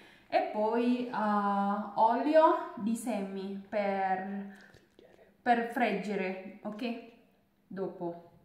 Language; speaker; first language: Italian; non-native, learner; Indonesian